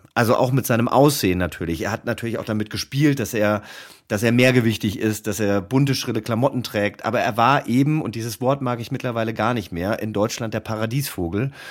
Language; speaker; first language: German; native; German